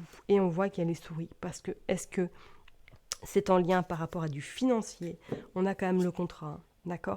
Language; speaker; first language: French; native; French